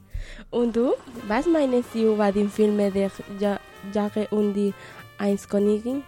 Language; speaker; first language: German; non-native, learner; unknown